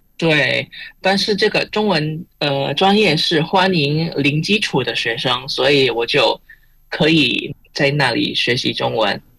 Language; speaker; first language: Chinese; non-native, fluent; Indonesian